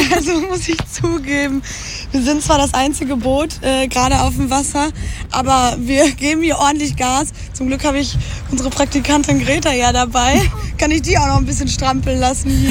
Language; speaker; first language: German; native; German